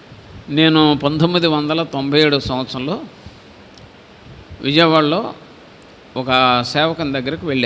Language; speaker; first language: Telugu; native; Telugu